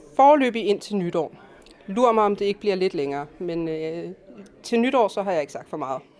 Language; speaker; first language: Danish; native; Danish